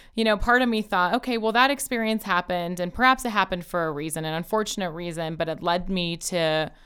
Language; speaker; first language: English; early bilingual, other home language; Persian